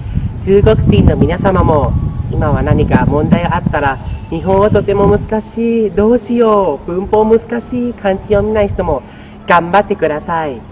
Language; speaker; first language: Japanese; non-native, learner; Thai